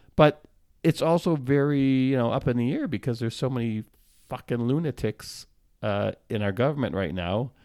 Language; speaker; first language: English; native; English